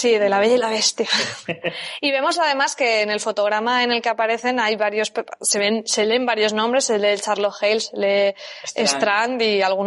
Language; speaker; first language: Spanish; native; Spanish